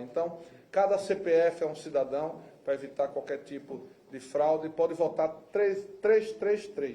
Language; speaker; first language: Portuguese; native; Portuguese